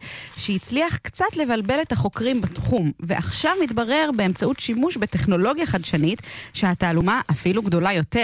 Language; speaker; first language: Hebrew; native; Hebrew